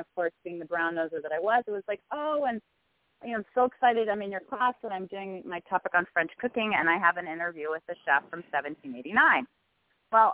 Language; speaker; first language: English; native; English